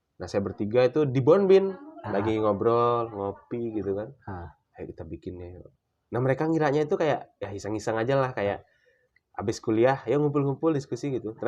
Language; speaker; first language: Indonesian; non-native, local second language; Sasak